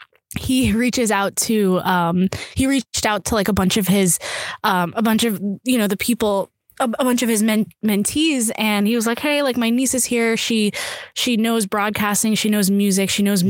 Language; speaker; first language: English; early bilingual, other home language; Urdu